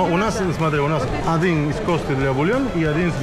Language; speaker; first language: Russian; non-native, learner; Spanish